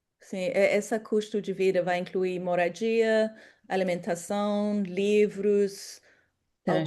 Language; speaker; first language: Portuguese; non-native, fluent; English